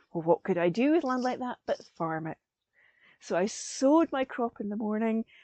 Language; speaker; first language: English; native; English